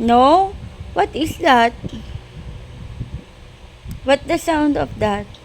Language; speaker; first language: English; non-native, local second language; Filipino